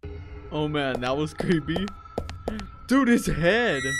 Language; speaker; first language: English; native; English